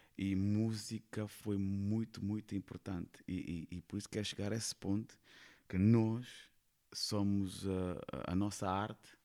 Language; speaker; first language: Portuguese; non-native, fluent; Kabuverdianu